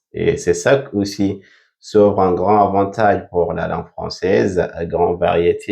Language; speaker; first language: French; non-native, fluent; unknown